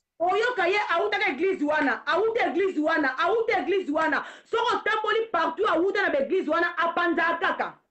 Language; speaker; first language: Lingala; non-native, local second language; Kituba (Democratic Republic of Congo)